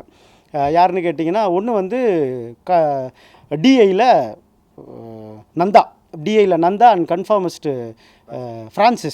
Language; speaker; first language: Tamil; native; Tamil